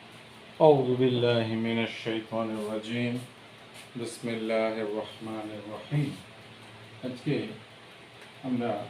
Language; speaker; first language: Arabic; non-native, fluent; Bangla